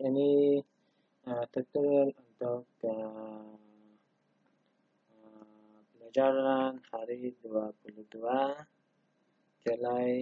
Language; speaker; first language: Indonesian; non-native, learner; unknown